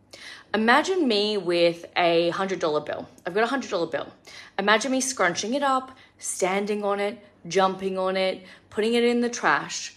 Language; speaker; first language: English; native; English